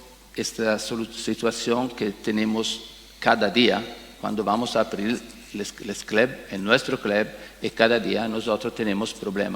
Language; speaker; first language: Spanish; non-native, learner; Italian